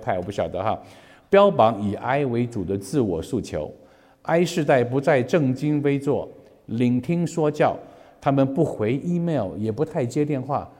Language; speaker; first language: Chinese; native; Chinese